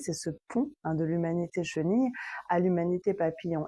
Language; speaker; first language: French; native; French